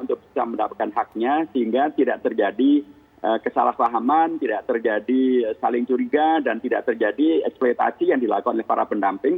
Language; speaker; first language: Indonesian; native; Indonesian